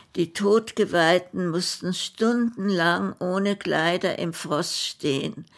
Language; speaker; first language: German; native; German